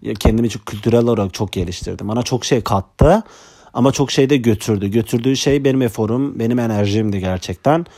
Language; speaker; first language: Turkish; native; Turkish